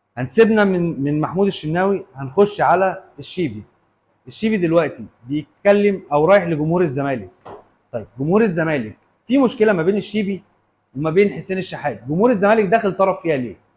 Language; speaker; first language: Arabic; native; Arabic